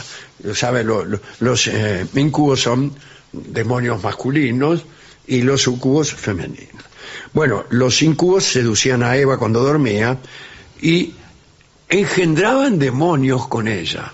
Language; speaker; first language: Spanish; native; Spanish